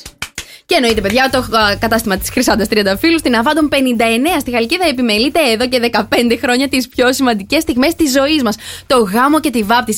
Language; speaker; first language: Greek; native; Greek